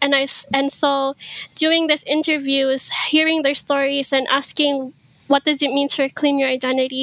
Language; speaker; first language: English; early bilingual, other home language; Iloko